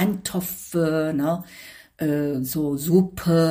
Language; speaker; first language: German; non-native, fluent; Chinese